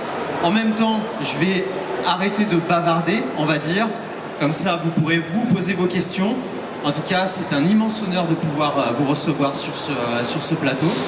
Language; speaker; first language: French; native; French